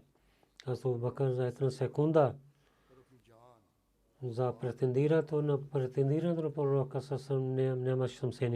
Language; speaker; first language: Bulgarian; non-native, learner; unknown